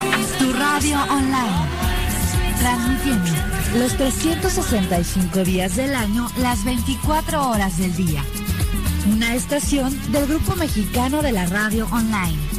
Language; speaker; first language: Spanish; native; Spanish